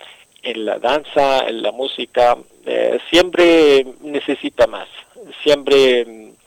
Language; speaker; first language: Spanish; non-native, fluent; Arabic